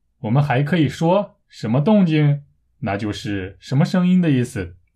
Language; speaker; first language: Chinese; native; Chinese